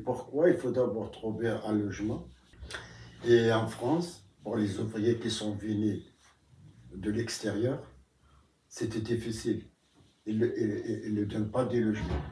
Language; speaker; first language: French; non-native, fluent; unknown